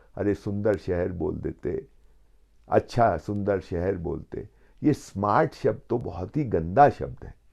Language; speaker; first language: Hindi; native; Hindi